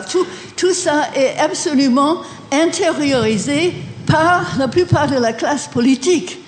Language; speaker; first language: French; non-native, fluent; English